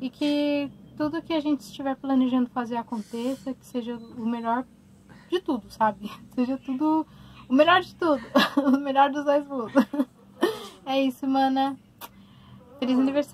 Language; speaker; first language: Portuguese; native; Portuguese